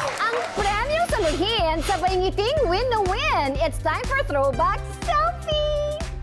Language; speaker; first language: Filipino; native; Filipino